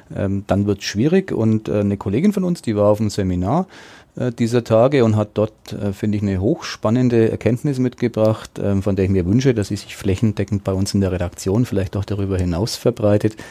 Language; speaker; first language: German; native; German